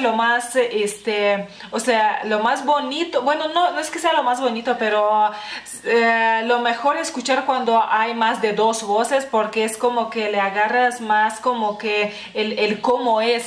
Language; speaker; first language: Spanish; non-native, fluent; Lithuanian